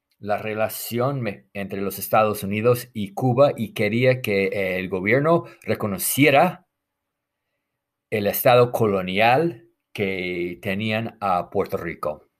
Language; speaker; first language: Spanish; non-native, fluent; English